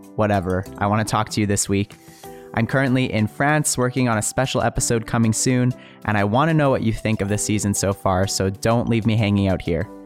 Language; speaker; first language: English; native; English